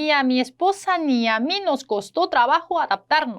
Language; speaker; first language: Spanish; non-native, fluent; Korean